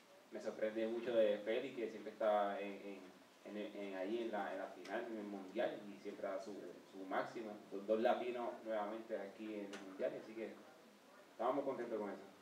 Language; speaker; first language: Spanish; native; Spanish